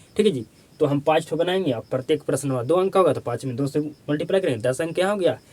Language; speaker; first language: Hindi; native; Hindi